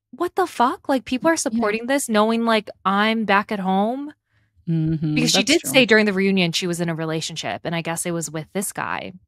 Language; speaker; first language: English; native; English